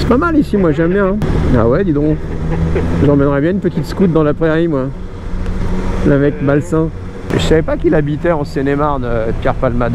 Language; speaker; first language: French; native; French